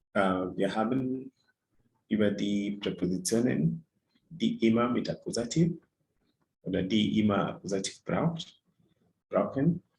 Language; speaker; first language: German; non-native, fluent; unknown